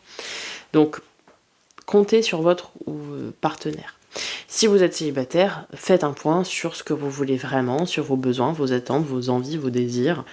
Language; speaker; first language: French; native; French